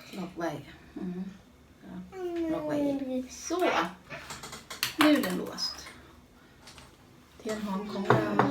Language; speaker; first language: Swedish; non-native, learner; Thai